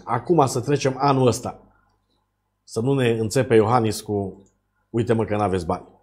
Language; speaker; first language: Romanian; native; Romanian